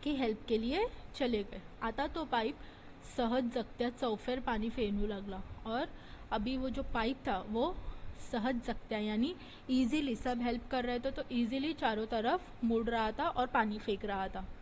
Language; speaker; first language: Hindi; non-native, local second language; Marathi